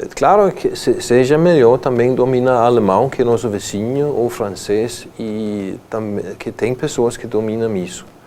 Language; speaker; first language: Portuguese; non-native, fluent; Danish